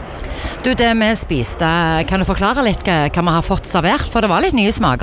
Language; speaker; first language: Norwegian; native; Norwegian